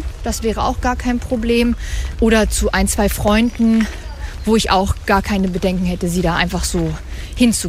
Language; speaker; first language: German; native; German